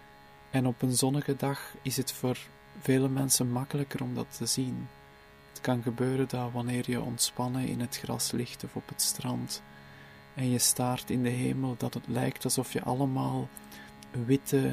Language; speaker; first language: Dutch; native; Dutch